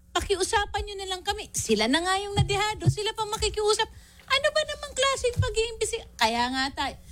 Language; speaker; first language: Filipino; native; Filipino